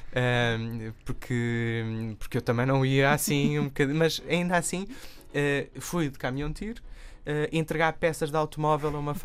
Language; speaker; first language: Portuguese; native; Portuguese